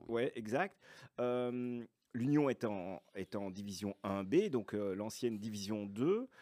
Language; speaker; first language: French; native; French